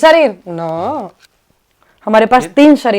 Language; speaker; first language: Hindi; non-native, learner; Spanish